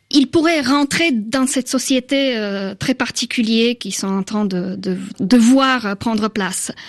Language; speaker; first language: French; non-native, fluent; Slovak